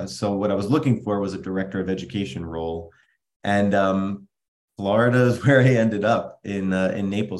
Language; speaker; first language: English; native; English